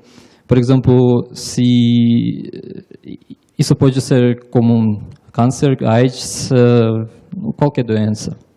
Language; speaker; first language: Portuguese; non-native, learner; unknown